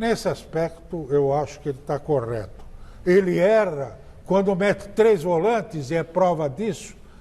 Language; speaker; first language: Portuguese; native; Portuguese